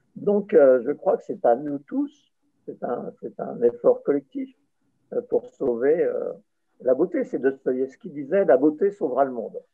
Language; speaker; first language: French; native; French